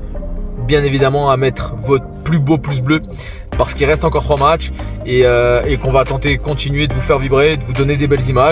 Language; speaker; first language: French; native; French